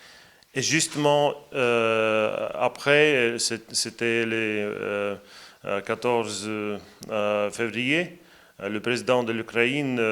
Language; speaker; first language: French; non-native, fluent; Latvian